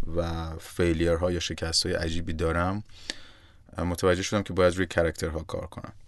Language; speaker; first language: Persian; native; Persian